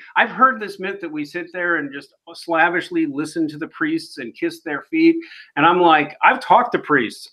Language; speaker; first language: English; native; English